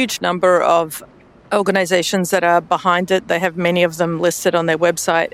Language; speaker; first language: English; native; English